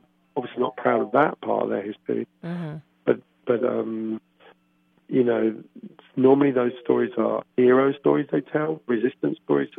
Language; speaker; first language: English; native; English